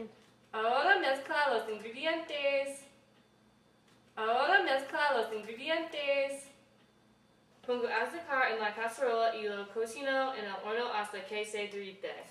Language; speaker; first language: Spanish; non-native, learner; English